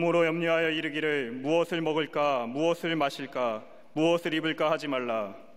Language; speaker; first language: Korean; native; Korean